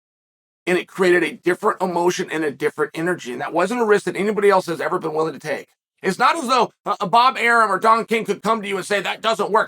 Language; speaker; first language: English; native; English